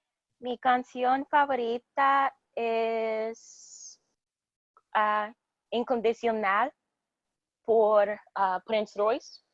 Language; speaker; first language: Spanish; non-native, learner; English